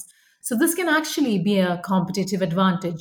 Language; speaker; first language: English; non-native, local second language; Malayalam